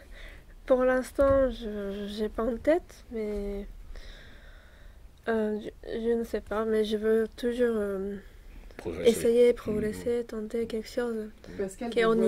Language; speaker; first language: French; non-native, fluent; Japanese